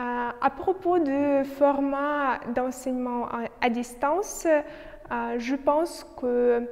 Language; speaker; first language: French; non-native, learner; Ukrainian